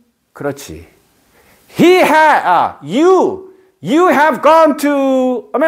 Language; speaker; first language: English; non-native, fluent; Korean